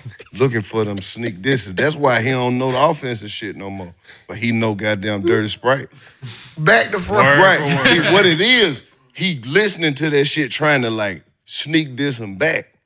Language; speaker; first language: English; native; English